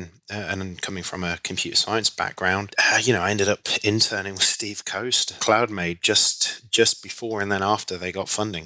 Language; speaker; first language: English; native; English